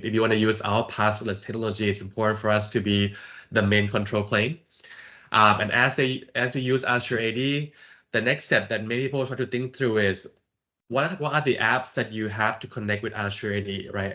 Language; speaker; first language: English; non-native, fluent; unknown